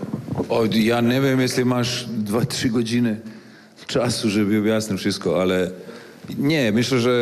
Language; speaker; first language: Polish; non-native, learner; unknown